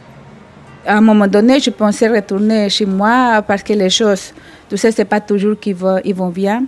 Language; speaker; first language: French; non-native, fluent; Spanish